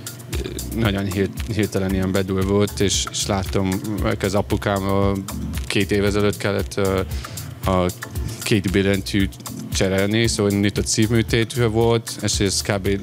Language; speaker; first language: Hungarian; non-native, fluent; English